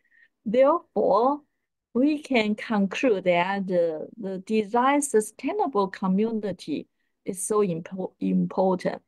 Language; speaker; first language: English; non-native, fluent; Chinese